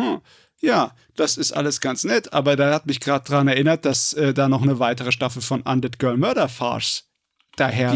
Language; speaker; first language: German; native; German